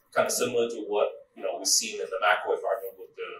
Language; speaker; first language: English; non-native, local second language; Cantonese